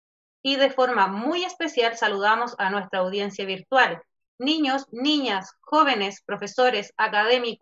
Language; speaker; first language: Spanish; native; Spanish